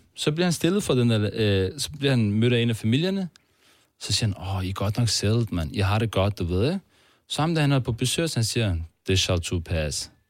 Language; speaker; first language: Danish; early bilingual, other home language; Turkish